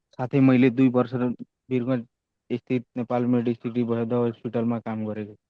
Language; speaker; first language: Nepali; non-native, local second language; Bhojpuri